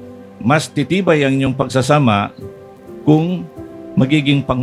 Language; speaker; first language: Filipino; native; Filipino